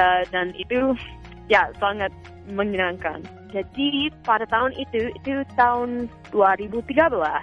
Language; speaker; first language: Indonesian; non-native, fluent; English